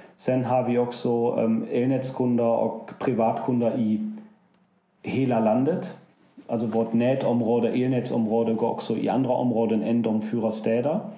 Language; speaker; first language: Swedish; non-native, fluent; German